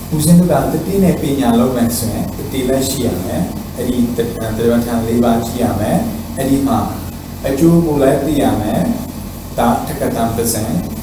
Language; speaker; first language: Burmese; non-native, fluent; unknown